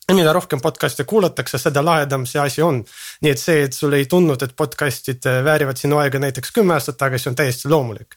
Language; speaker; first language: Estonian; non-native, local second language; Russian